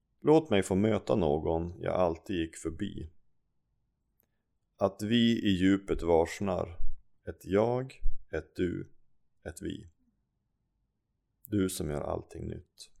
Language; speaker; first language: Swedish; native; Swedish